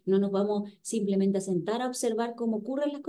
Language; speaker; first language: Spanish; native; Spanish